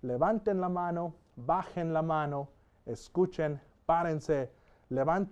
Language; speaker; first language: Spanish; non-native, fluent; English